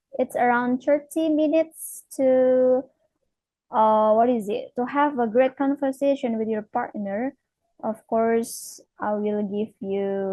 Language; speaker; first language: English; non-native, fluent; Indonesian